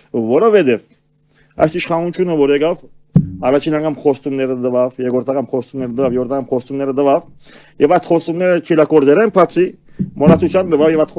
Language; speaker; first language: Armenian; early bilingual, heritage; Armenian